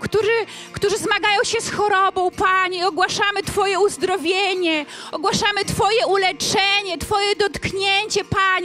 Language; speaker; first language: Polish; native; Polish